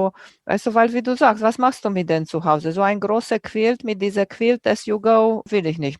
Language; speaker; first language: German; non-native, fluent; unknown